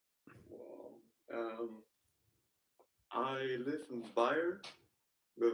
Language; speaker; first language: English; non-native, learner; German